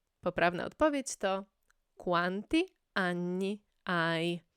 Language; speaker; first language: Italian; non-native, fluent; Polish